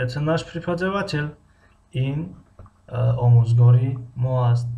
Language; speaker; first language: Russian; non-native, fluent; Tajik